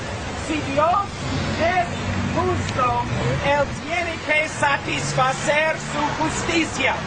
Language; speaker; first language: Spanish; non-native, fluent; English